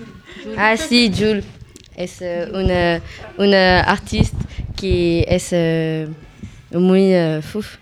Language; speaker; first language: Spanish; non-native, learner; French